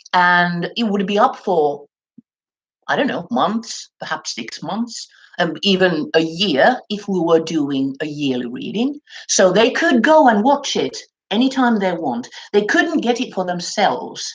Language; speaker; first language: English; non-native, fluent; Finnish